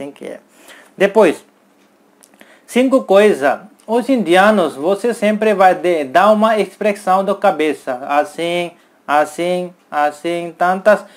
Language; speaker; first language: Portuguese; non-native, learner; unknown